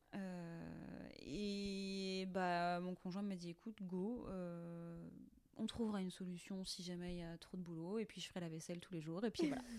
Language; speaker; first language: French; native; French